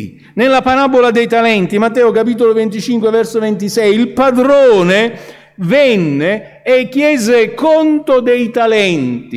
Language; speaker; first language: Italian; native; Italian